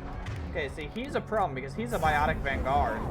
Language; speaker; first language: English; native; English